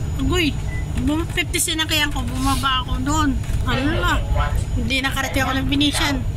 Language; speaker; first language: Filipino; native; Filipino